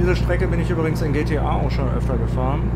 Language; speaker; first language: German; native; German